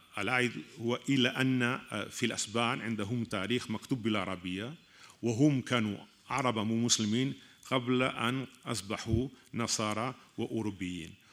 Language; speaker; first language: Arabic; non-native, fluent; Catalan